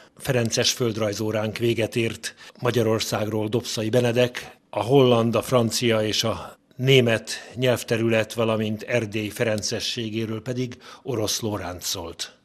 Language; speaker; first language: Hungarian; native; Hungarian